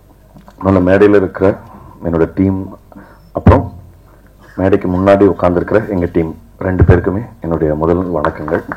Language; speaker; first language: Tamil; native; Tamil